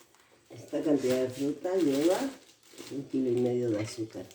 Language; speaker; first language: Spanish; native; Spanish